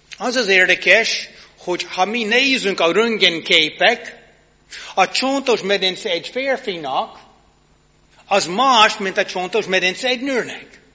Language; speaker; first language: Hungarian; non-native, learner; English